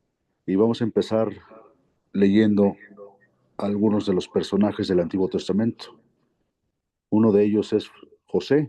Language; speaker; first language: Spanish; native; Spanish